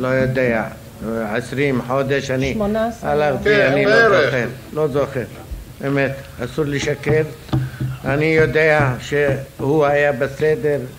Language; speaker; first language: Hebrew; non-native, fluent; Arabic